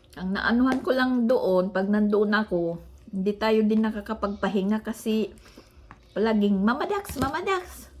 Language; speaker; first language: Filipino; non-native, local second language; Waray